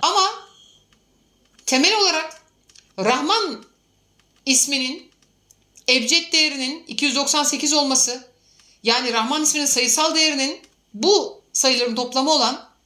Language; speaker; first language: Turkish; native; Turkish